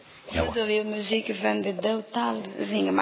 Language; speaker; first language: Dutch; early bilingual, heritage; Dutch